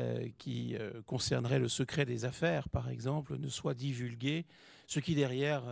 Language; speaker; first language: French; native; French